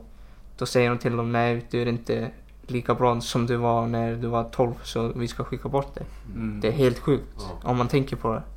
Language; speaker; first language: Swedish; non-native, fluent; Icelandic